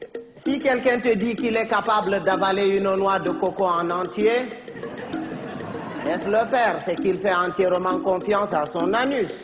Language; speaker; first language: French; non-native, local second language; Fula